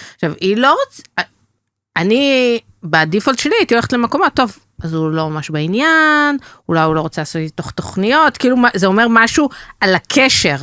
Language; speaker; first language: Hebrew; native; Hebrew